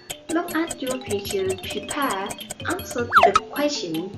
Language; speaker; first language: English; non-native, learner; Thai